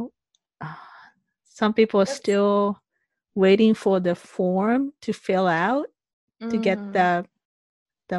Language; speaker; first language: English; non-native, fluent; Japanese